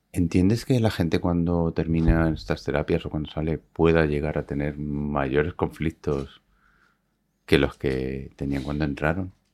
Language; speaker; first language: Spanish; native; Spanish